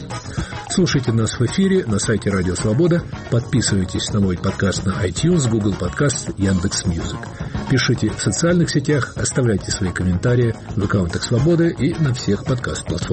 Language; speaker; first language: Russian; native; Russian